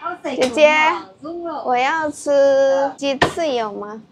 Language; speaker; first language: Chinese; non-native, fluent; Indonesian